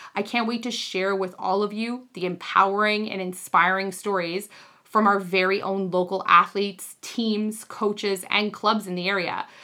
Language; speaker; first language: English; native; English